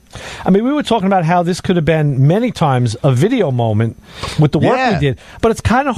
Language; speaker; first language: English; native; English